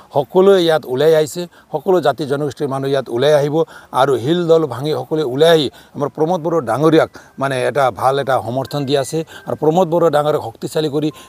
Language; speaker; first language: Assamese; non-native, local second language; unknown